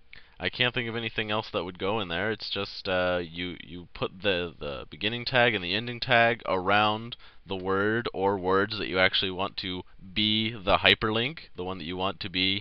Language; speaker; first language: English; native; English